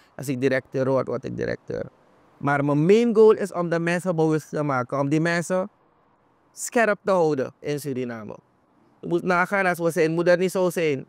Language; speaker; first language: Dutch; native; Dutch